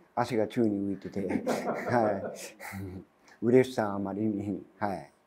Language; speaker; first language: Japanese; native; Japanese